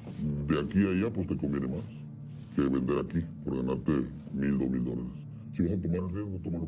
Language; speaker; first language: Spanish; native; Spanish